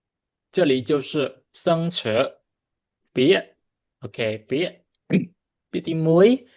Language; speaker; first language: Chinese; non-native, fluent; Khmer